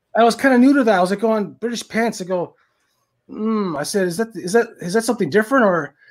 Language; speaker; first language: English; native; English